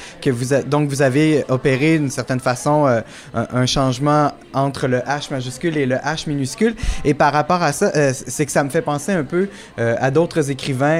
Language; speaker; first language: French; native; French